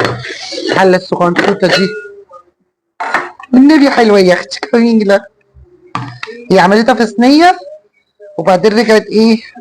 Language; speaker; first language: Arabic; native; Arabic